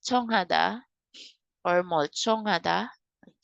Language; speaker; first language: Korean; non-native, learner; Kinaray-a